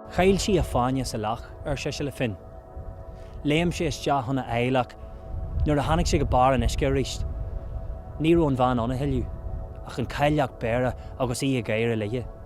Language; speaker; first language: Irish; non-native, local second language; English